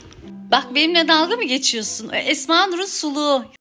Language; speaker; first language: Turkish; native; Turkish